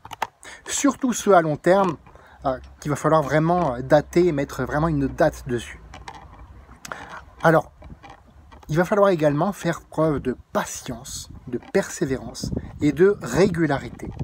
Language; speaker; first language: French; native; French